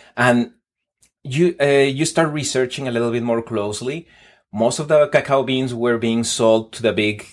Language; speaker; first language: English; non-native, fluent; Spanish